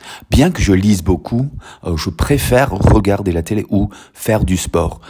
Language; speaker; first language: French; non-native, fluent; English